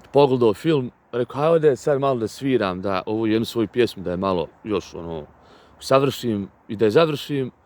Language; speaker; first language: Bosnian; native; Bosnian